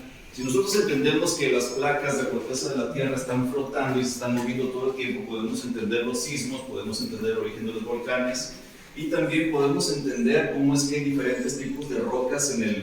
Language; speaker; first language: Spanish; native; Spanish